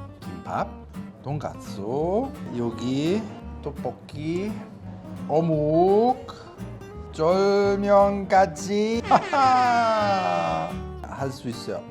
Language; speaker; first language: Korean; non-native, learner; Italian